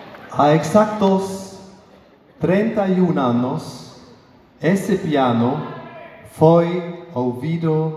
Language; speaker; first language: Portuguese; non-native, learner; German